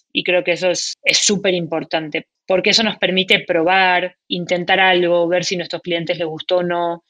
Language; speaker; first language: Spanish; native; Spanish